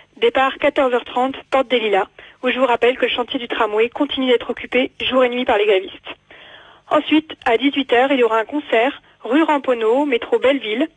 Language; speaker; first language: French; native; French